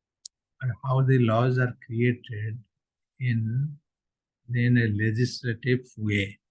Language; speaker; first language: English; non-native, local second language; Odia